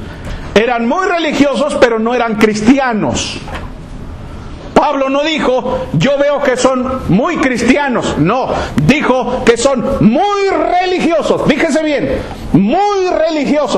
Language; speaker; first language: Spanish; native; Spanish